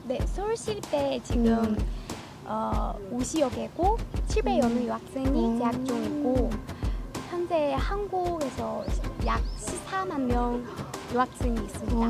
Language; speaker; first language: Korean; non-native, fluent; Chinese